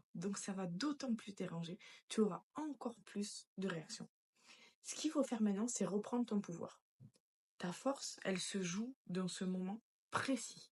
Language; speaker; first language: French; native; French